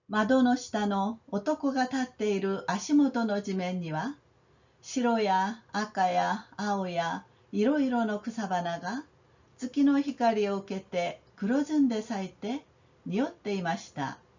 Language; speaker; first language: Japanese; non-native, fluent; Korean